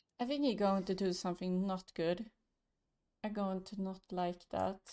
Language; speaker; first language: English; non-native, learner; Swedish